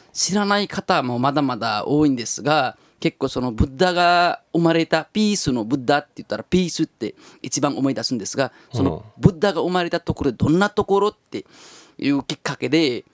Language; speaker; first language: Japanese; non-native, fluent; Nepali